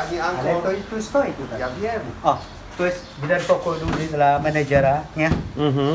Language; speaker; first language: Polish; non-native, learner; Khmer